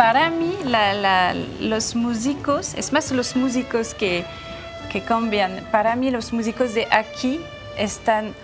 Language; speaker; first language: Spanish; non-native, learner; French